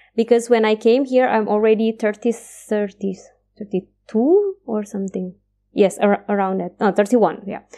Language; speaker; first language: English; non-native, fluent; Indonesian